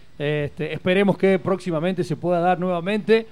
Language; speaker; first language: Spanish; native; Spanish